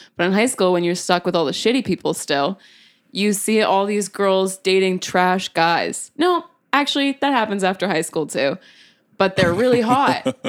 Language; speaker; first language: English; native; English